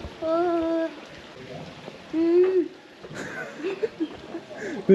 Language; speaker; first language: Korean; native; Korean